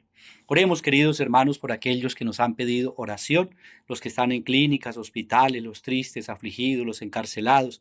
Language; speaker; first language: Spanish; native; Spanish